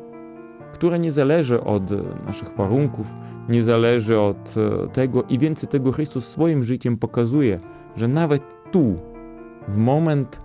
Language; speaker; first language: Polish; non-native, fluent; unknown